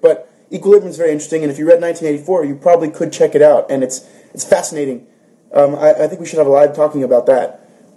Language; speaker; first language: English; early bilingual, other home language; Spanish